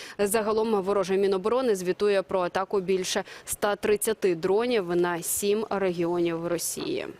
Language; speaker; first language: Ukrainian; native; Ukrainian